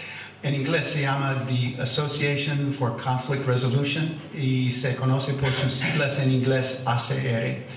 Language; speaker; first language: Spanish; non-native, fluent; English